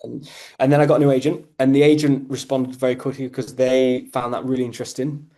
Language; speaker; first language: English; native; English